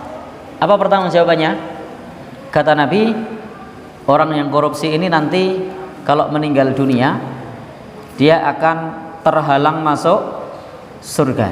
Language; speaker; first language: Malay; non-native, local second language; Javanese